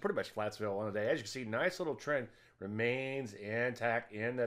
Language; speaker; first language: English; native; English